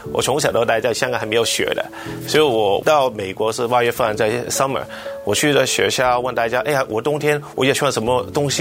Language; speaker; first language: Chinese; non-native, local second language; Cantonese